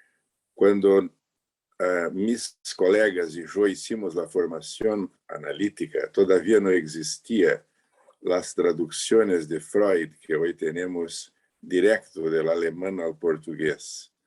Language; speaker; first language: Spanish; non-native, fluent; Portuguese